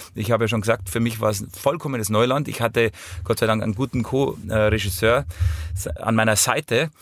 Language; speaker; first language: German; native; German